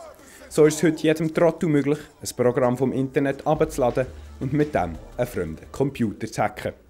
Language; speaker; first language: German; native; German